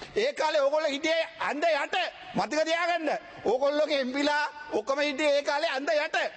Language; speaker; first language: Sinhala; non-native, local second language; Tamil